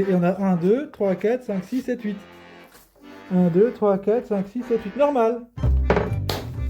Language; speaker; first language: French; native; French